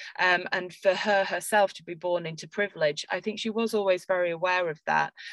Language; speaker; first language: English; native; English